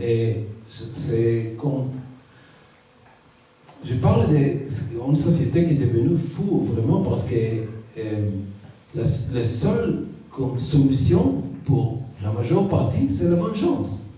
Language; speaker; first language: French; non-native, learner; Hebrew